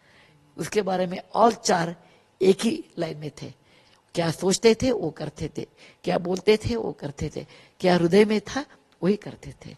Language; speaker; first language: Hindi; non-native, local second language; Kannada